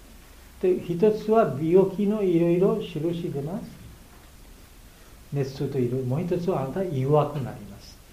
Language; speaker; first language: Japanese; non-native, learner; Bangla